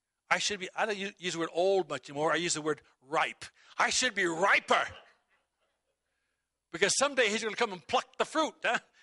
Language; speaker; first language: English; native; English